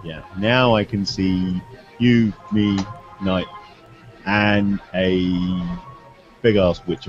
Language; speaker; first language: English; native; English